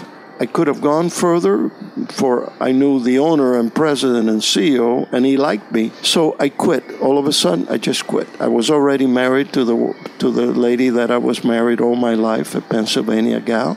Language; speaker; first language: English; non-native, fluent; Spanish